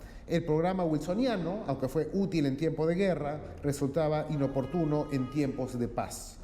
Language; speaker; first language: Spanish; native; Spanish